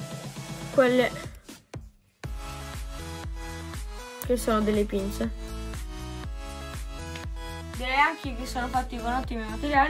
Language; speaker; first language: Italian; native; Italian